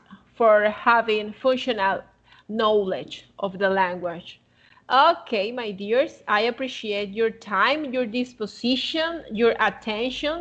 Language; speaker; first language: English; non-native, fluent; Spanish